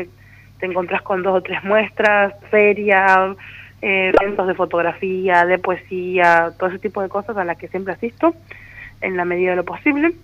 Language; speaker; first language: Spanish; native; Spanish